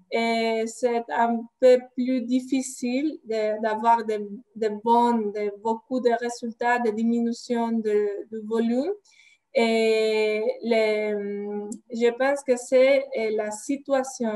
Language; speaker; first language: French; non-native, fluent; Spanish